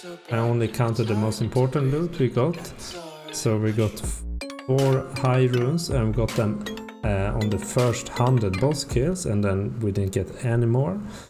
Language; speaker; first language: English; non-native, fluent; Swedish